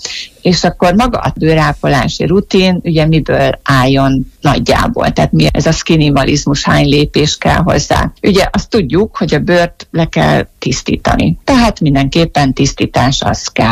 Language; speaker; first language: Hungarian; native; Hungarian